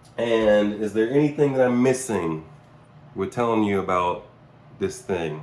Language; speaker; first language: English; native; English